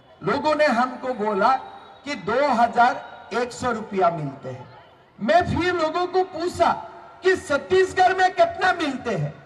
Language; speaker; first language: Hindi; non-native, local second language; Assamese